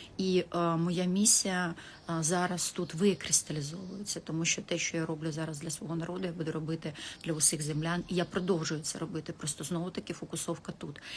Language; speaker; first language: Ukrainian; non-native, local second language; Russian